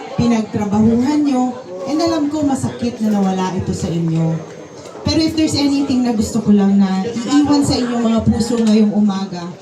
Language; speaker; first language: Filipino; native; Filipino